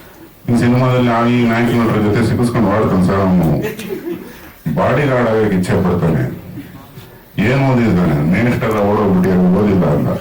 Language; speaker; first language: Kannada; native; Kannada